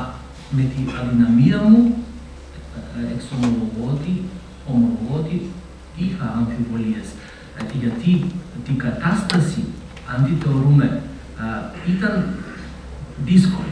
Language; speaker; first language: Greek; non-native, fluent; Macedonian